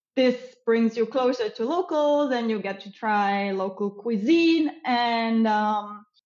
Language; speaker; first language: English; non-native, fluent; German